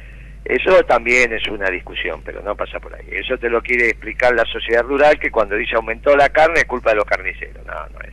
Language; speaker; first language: Spanish; native; Spanish